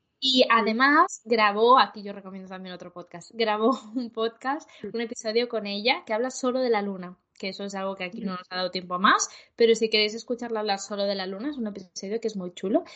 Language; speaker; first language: Spanish; native; Spanish